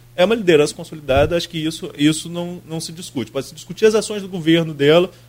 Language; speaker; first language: Portuguese; native; Portuguese